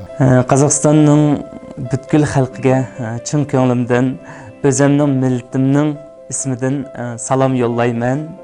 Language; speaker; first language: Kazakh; non-native, local second language; Uzbek